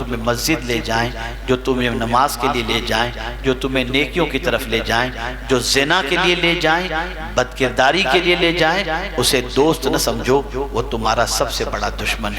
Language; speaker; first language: Urdu; native; Urdu